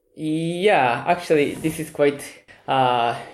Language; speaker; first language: English; non-native, fluent; Japanese